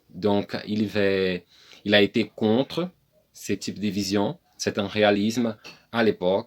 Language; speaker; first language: French; non-native, learner; Portuguese